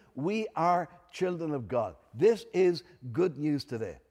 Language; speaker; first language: English; native; English